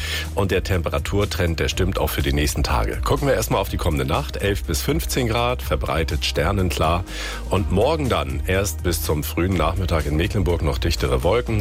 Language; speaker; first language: German; native; German